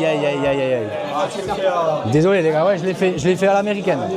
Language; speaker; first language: French; native; French